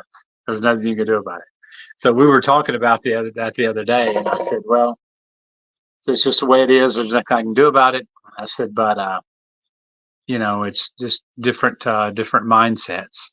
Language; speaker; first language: English; native; English